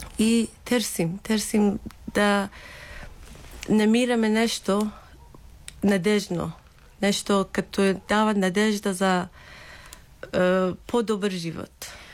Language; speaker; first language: Bulgarian; non-native, learner; Persian